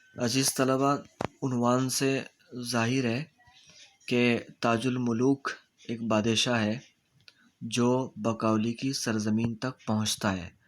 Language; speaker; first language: Urdu; native; Urdu